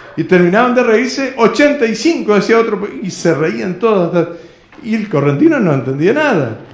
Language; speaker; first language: Spanish; native; Spanish